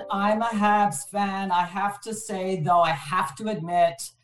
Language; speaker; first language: English; non-native, fluent; French